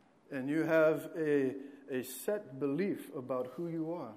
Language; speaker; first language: English; native; English